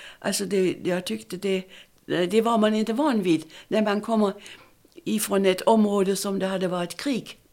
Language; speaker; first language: Swedish; non-native, fluent; German